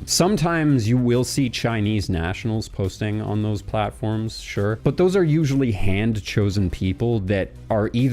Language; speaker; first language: English; native; English